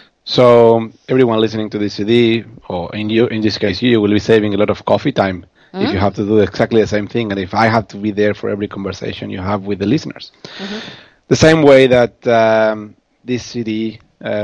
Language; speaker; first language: English; non-native, fluent; Spanish